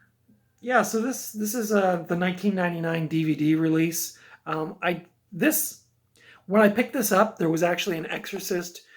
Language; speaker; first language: English; native; English